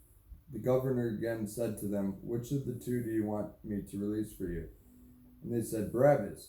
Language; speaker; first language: English; native; English